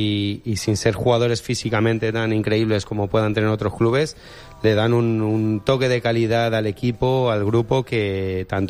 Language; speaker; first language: Spanish; native; Spanish